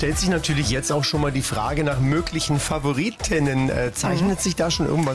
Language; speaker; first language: German; native; German